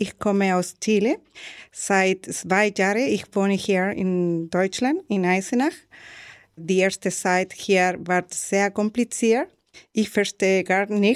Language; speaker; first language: German; non-native, learner; Spanish